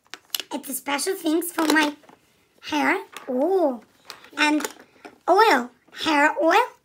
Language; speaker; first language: English; non-native, learner; Russian